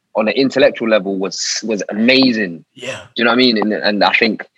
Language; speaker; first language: English; native; English